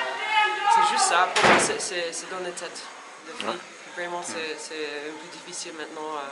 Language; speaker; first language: French; non-native, fluent; English